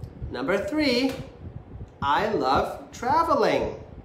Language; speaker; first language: English; native; English